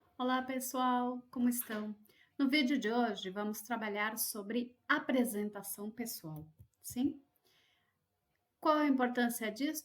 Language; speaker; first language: Portuguese; non-native, fluent; Spanish